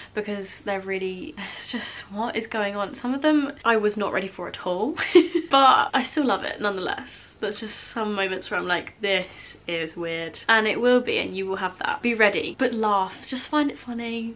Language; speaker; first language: English; native; English